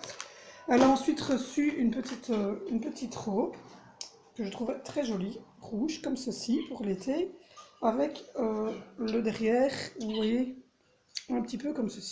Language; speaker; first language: French; native; French